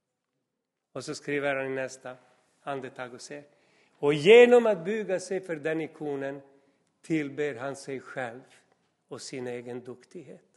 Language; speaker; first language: Swedish; non-native, fluent; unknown